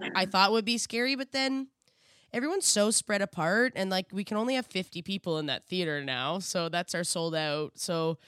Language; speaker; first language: English; native; English